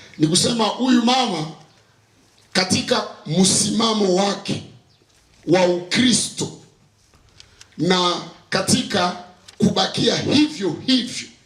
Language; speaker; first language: Swahili; non-native, local second language; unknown